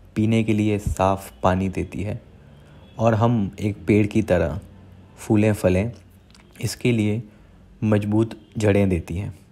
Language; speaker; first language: Hindi; non-native, local second language; Gujarati